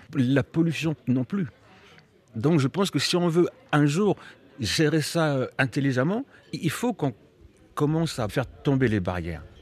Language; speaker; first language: French; early bilingual, other home language; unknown